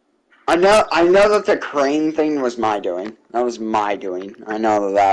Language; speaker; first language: English; native; English